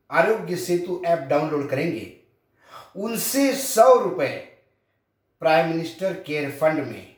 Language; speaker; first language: Hindi; non-native, local second language; Marathi